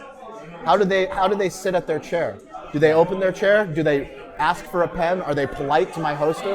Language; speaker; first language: English; native; English